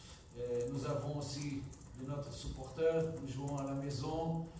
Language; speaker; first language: French; non-native, fluent; Portuguese